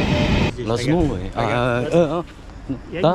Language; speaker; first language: Russian; non-native, learner; Korean